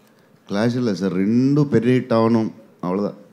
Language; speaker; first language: Tamil; non-native, learner; Telugu